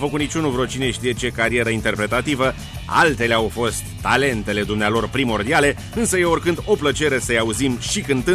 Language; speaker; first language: Romanian; native; Romanian